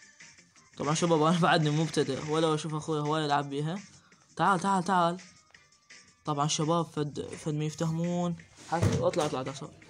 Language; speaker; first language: Arabic; native; Arabic